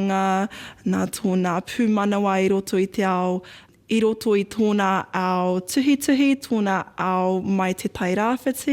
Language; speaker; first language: Māori; non-native, local second language; English